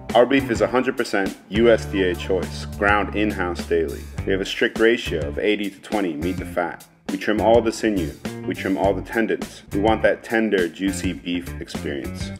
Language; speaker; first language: English; native; English